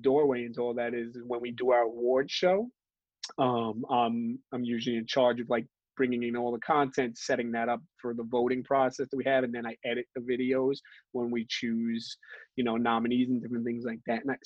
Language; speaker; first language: English; native; English